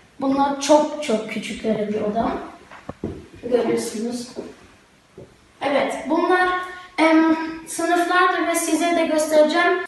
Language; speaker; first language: Turkish; early bilingual, heritage; Turkish